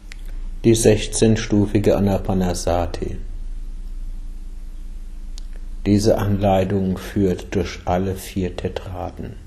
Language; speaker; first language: German; native; German